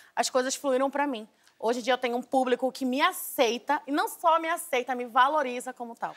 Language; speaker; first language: Portuguese; native; Portuguese